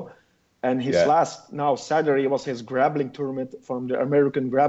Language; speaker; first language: English; non-native, fluent; Dutch